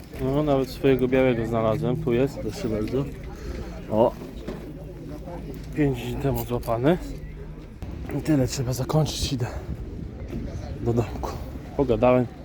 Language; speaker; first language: Polish; native; Polish